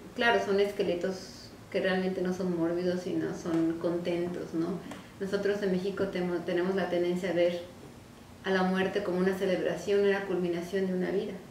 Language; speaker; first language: Spanish; native; Spanish